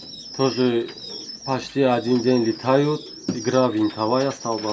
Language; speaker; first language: Russian; non-native, local second language; Tajik